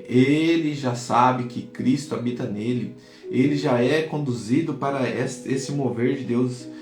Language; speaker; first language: Portuguese; native; Portuguese